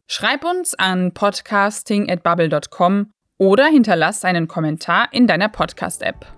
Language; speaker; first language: German; native; German